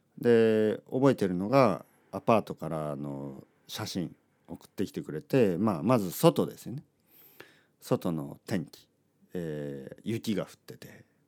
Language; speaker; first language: Japanese; native; Japanese